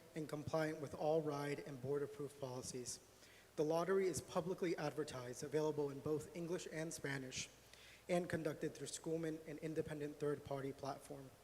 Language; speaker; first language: English; native; English